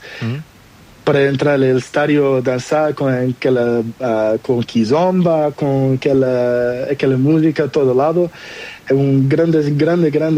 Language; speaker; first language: Spanish; non-native, learner; Portuguese